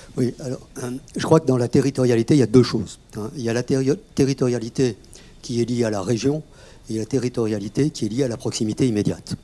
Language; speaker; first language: French; native; French